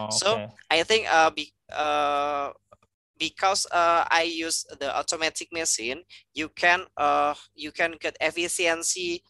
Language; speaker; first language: English; non-native, fluent; Indonesian